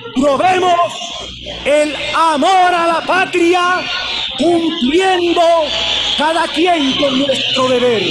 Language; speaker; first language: Spanish; native; Spanish